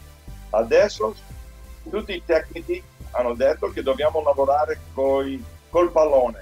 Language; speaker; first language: Italian; early bilingual, heritage; Italian